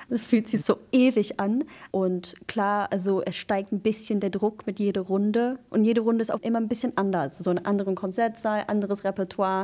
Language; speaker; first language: German; non-native, fluent; English